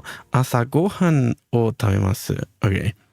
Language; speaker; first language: Japanese; non-native, learner; Spanish